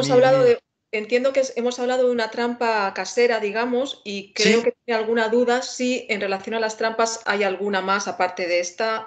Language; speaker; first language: Spanish; native; Spanish